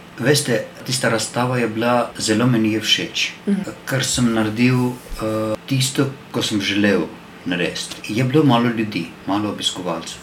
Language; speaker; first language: Slovenian; non-native, learner; Armenian